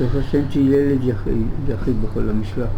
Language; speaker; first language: Hebrew; early bilingual, other home language; German